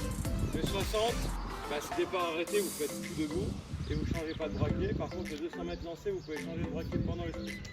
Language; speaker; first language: French; native; French